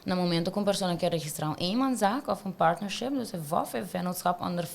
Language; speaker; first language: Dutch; non-native, local second language; Papiamento